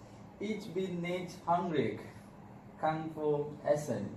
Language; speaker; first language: German; non-native, learner; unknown